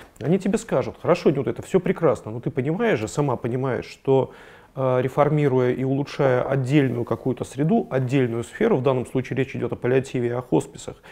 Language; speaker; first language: Russian; native; Russian